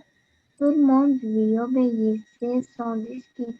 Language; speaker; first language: French; non-native, learner; Arabic